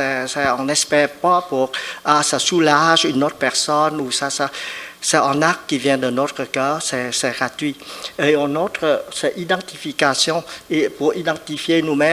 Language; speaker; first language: French; non-native, fluent; Vietnamese